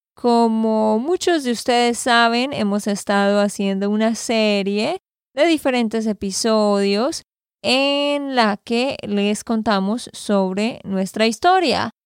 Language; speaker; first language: Spanish; native; Spanish